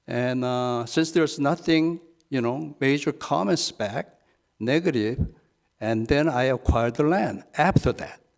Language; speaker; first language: English; non-native, fluent; Korean